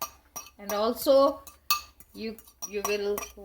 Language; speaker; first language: English; non-native, learner; Hindi